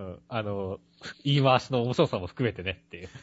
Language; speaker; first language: Japanese; native; Japanese